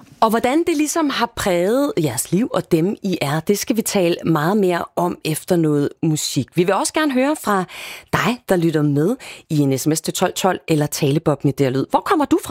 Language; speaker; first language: Danish; native; Danish